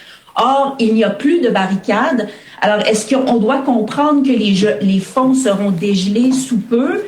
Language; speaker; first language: French; native; French